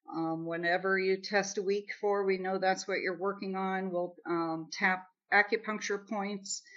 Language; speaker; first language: English; native; English